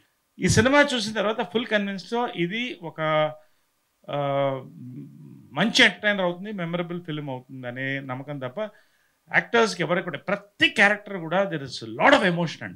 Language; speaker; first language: Telugu; native; Telugu